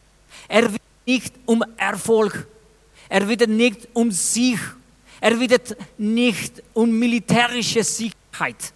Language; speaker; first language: German; non-native, fluent; Spanish